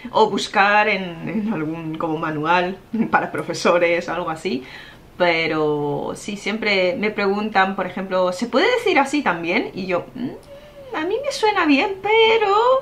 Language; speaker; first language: Spanish; non-native, fluent; Japanese